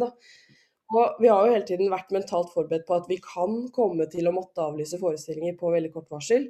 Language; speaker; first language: Norwegian; native; Norwegian